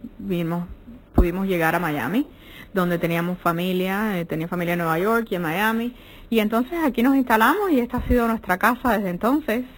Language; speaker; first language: Spanish; native; Spanish